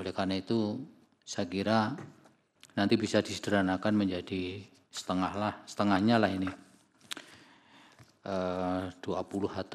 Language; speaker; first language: Indonesian; native; Indonesian